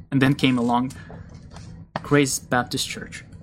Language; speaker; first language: English; early bilingual, other home language; Russian